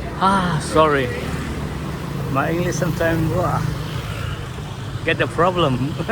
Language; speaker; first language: English; non-native, learner; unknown